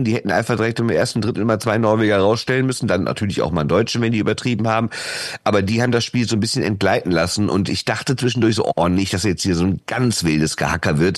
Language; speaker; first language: German; native; German